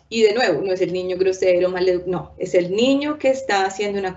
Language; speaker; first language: Spanish; native; Spanish